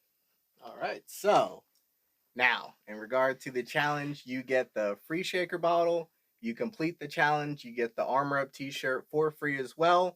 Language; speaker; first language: English; native; English